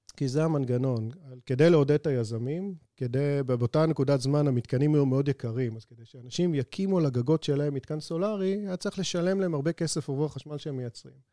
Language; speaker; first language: Hebrew; native; Hebrew